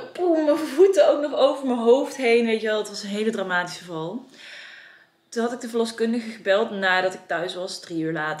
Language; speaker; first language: Dutch; native; Dutch